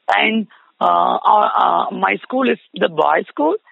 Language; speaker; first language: English; non-native, local second language; Tamil